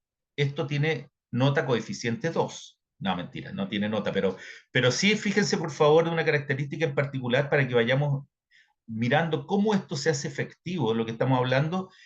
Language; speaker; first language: Spanish; native; Spanish